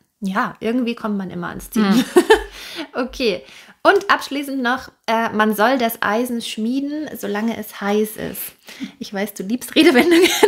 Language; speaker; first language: German; native; German